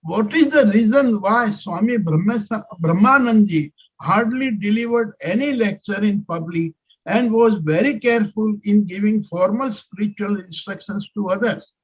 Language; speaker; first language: English; non-native, local second language; Hindi